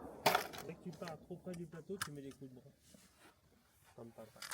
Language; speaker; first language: French; native; French